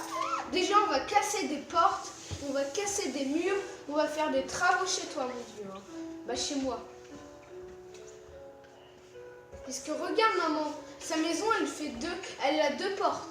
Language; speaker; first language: French; native; French